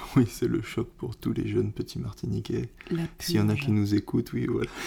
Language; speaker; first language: French; native; French